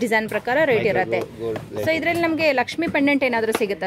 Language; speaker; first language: Kannada; native; Kannada